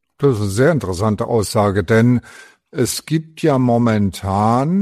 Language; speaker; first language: German; native; German